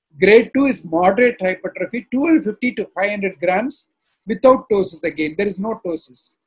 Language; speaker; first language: English; non-native, local second language; Tamil